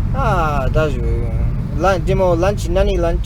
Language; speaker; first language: Japanese; non-native, learner; English